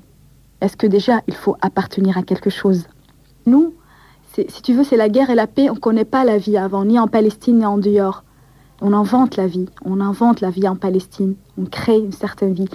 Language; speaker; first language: French; non-native, local second language; Arabic